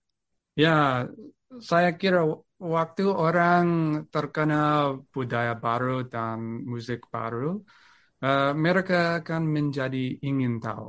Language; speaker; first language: Indonesian; non-native, fluent; English